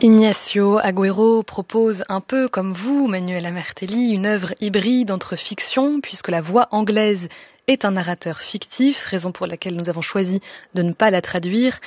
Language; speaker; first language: French; native; French